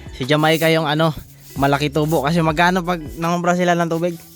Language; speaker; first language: Filipino; non-native, local second language; Cebuano